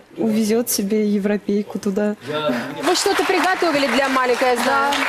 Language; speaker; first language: Russian; native; Russian